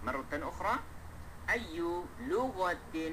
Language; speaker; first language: Arabic; non-native, fluent; Malay